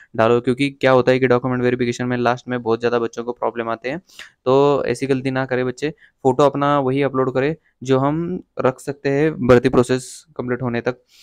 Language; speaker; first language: Hindi; non-native, local second language; Marathi